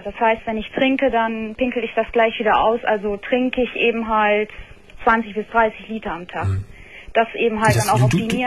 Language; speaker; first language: German; native; German